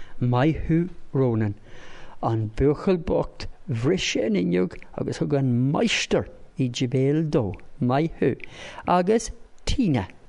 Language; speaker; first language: Irish; non-native, local second language; English